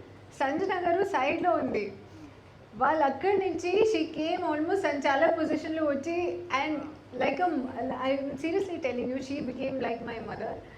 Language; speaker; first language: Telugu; non-native, learner; Hindi